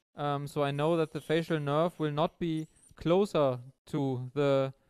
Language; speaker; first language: English; non-native, fluent; German